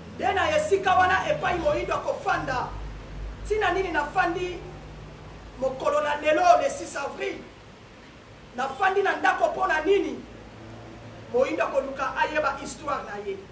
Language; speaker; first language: Lingala; non-native, local second language; Kongo